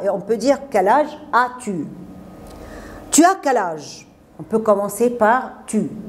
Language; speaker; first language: French; non-native, fluent; Arabic